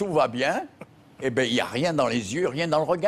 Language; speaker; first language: French; native; French